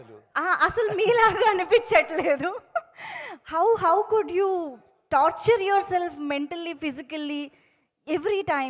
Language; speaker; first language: Telugu; native; Telugu